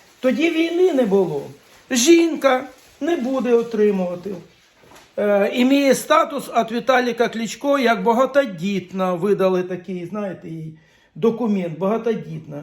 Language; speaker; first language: Ukrainian; non-native, local second language; Russian